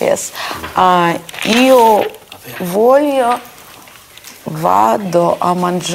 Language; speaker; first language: Italian; non-native, learner; Russian